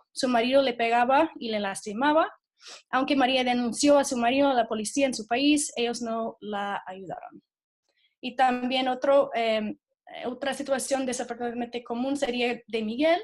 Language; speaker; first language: Spanish; non-native, fluent; English